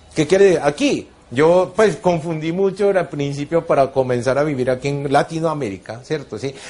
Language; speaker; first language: Spanish; non-native, fluent; Japanese